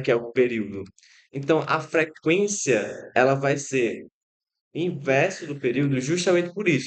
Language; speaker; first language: Portuguese; native; Portuguese